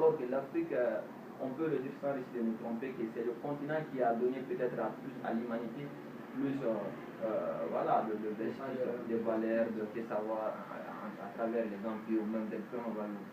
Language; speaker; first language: French; non-native, local second language; Bambara